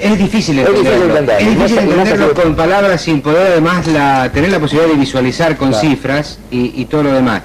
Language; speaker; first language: Spanish; native; Spanish